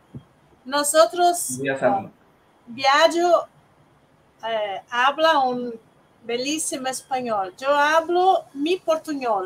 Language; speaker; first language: Spanish; non-native, learner; Portuguese